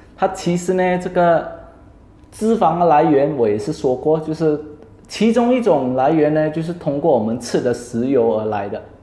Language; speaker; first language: Chinese; native; Chinese